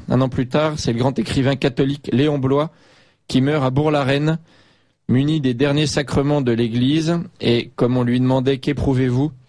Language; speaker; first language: French; native; French